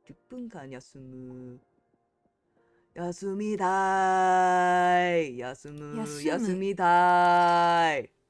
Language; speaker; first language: Japanese; non-native, learner; English